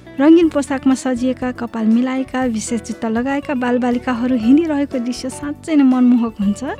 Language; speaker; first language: Nepali; native; Nepali